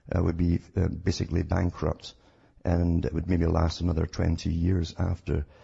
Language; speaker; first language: English; native; English